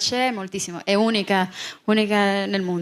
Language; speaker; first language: Italian; non-native, learner; Spanish